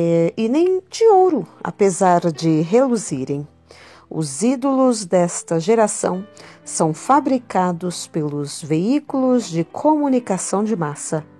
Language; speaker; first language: Portuguese; native; Portuguese